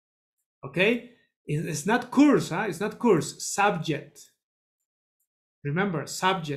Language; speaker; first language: English; non-native, learner; Spanish